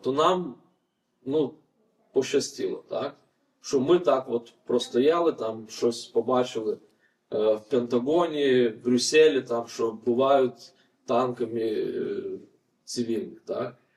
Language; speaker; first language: Ukrainian; non-native, fluent; Lithuanian